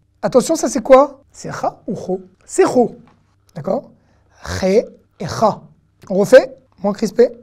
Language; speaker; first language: French; native; French